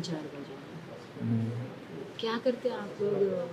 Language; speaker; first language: Hindi; non-native, local second language; Telugu